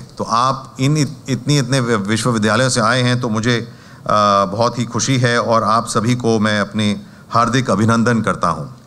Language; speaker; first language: Hindi; native; Hindi